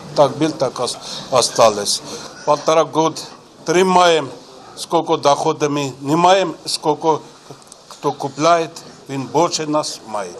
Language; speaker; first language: Russian; non-native, learner; Armenian